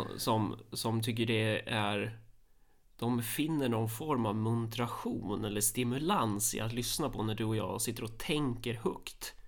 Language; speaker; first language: Swedish; native; Swedish